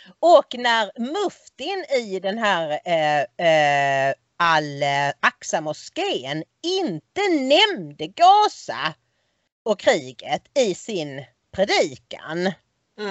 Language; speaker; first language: Swedish; native; Swedish